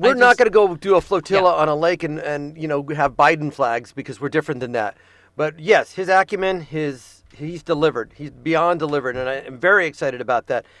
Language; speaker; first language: English; native; English